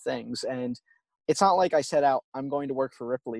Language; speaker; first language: English; native; English